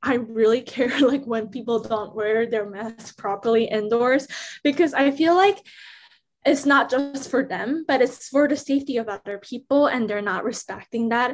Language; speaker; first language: English; non-native, fluent; Korean